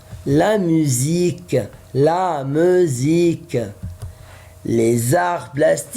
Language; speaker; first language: French; non-native, fluent; Arabic